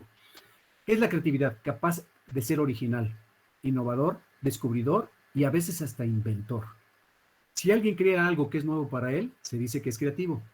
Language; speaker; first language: Spanish; native; Spanish